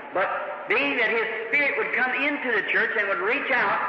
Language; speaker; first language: English; native; English